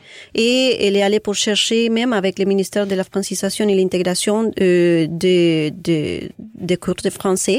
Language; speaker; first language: French; non-native, fluent; Spanish